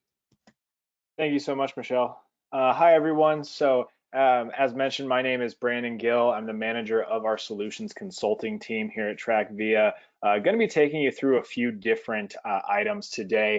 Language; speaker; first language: English; native; English